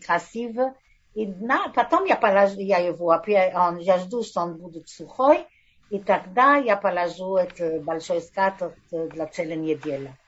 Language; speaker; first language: Russian; non-native, fluent; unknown